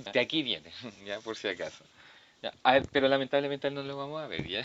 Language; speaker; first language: Spanish; native; Spanish